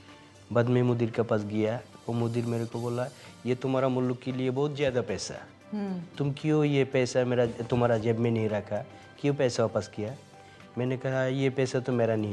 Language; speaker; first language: Hindi; non-native, learner; Bangla